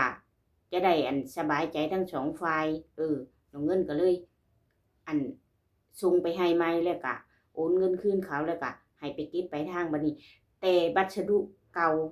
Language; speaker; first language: Thai; non-native, local second language; Lao